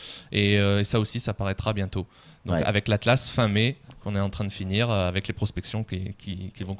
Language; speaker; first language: French; native; French